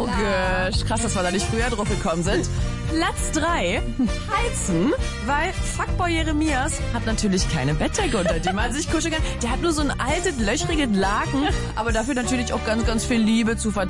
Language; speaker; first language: German; native; German